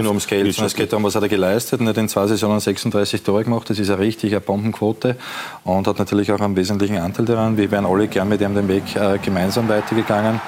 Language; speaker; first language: German; native; German